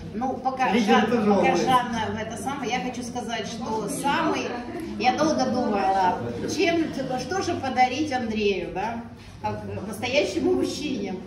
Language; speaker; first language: Russian; native; Russian